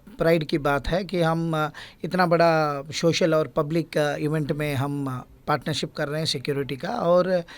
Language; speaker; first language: Hindi; non-native, local second language; Gujarati